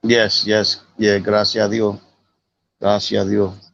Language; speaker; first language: Spanish; early bilingual, heritage; Spanish